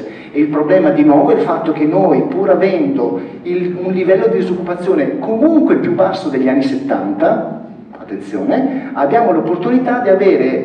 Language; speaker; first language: Italian; native; Italian